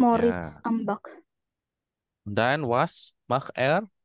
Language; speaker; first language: German; non-native, fluent; Indonesian